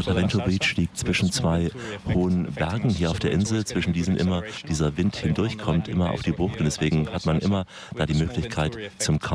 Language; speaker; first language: German; native; German